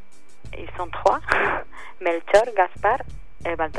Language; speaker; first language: French; non-native, fluent; Spanish